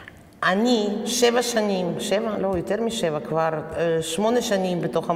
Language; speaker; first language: Hebrew; non-native, fluent; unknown